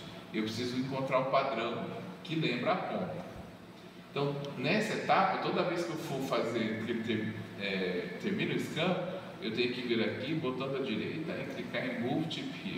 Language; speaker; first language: Portuguese; native; Portuguese